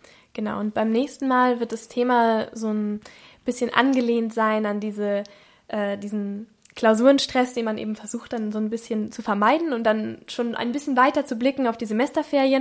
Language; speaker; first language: German; native; German